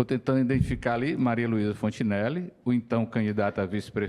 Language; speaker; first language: Portuguese; native; Portuguese